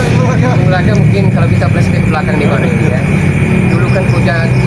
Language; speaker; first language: Indonesian; native; Indonesian